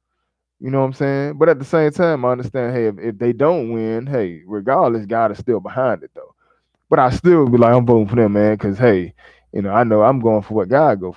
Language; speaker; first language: English; native; English